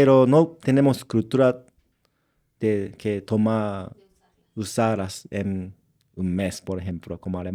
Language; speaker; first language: Spanish; non-native, learner; Japanese